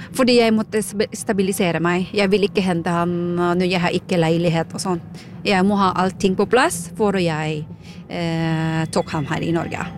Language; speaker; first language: Norwegian; non-native, fluent; Filipino